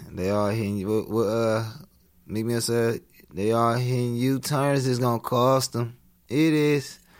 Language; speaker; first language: English; native; English